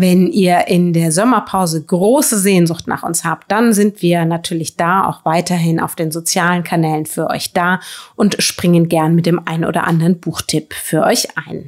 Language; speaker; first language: German; native; German